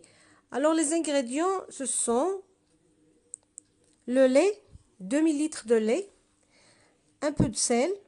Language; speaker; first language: French; non-native, learner; Spanish